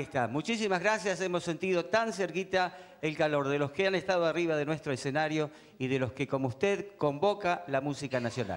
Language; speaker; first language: Spanish; native; Spanish